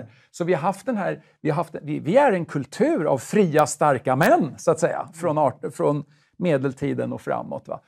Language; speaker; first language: Swedish; native; Swedish